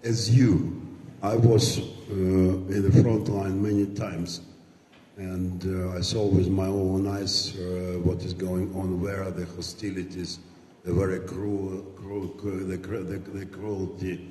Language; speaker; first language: English; non-native, fluent; Ukrainian